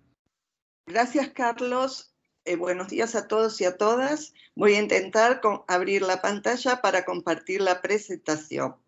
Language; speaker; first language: Spanish; native; Spanish